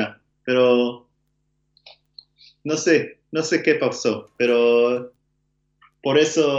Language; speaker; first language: Spanish; non-native, learner; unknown